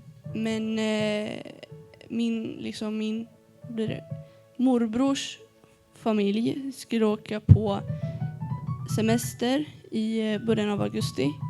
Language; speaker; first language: Swedish; early bilingual, other home language; Arabic